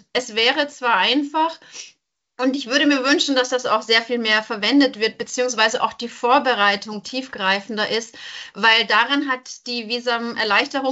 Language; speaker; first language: German; native; German